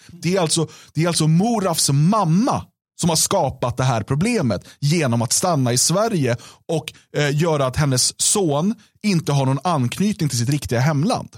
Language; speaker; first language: Swedish; native; Swedish